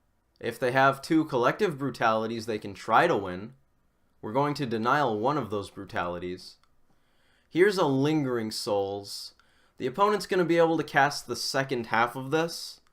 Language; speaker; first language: English; native; English